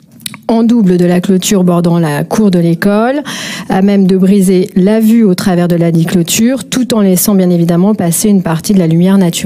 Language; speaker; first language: French; native; French